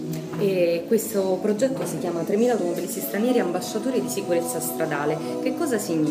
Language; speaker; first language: Italian; native; Italian